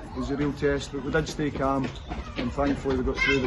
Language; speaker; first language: English; native; English